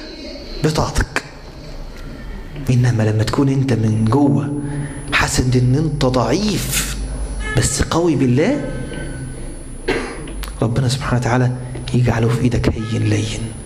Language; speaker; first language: Arabic; native; Arabic